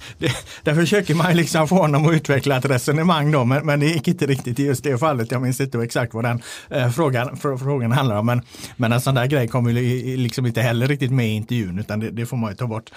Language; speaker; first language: Swedish; native; Swedish